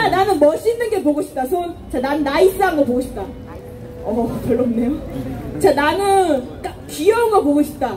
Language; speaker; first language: Korean; non-native, fluent; Japanese